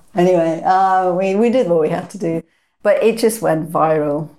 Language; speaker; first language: English; non-native, fluent; Persian